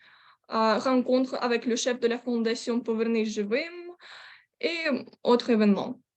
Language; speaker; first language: French; non-native, learner; Ukrainian